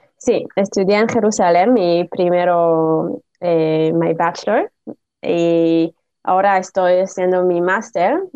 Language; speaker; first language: Spanish; non-native, learner; Hebrew